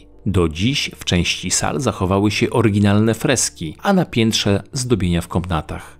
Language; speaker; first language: Polish; native; Polish